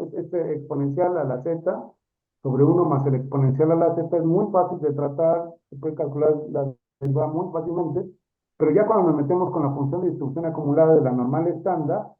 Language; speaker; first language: Spanish; native; Spanish